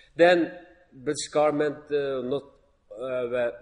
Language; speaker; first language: English; non-native, learner; Uyghur